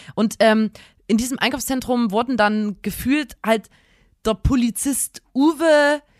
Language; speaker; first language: German; native; German